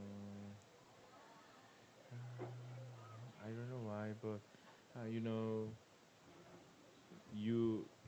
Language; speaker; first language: English; non-native, learner; Korean